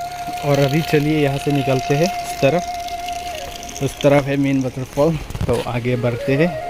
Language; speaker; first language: Hindi; non-native, local second language; Karbi